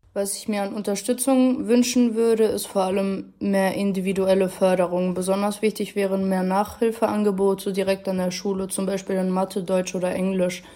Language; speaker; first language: German; early bilingual, other home language; Arabic